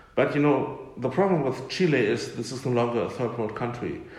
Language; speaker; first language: English; non-native, fluent; German